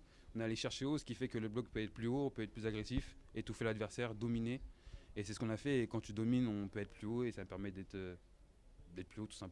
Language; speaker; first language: French; native; French